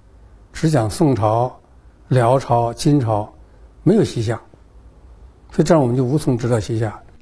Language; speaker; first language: Chinese; native; Chinese